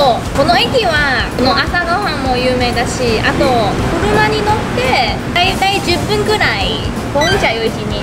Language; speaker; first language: Japanese; non-native, fluent; Chinese